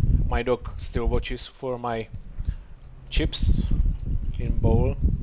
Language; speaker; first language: English; non-native, learner; Czech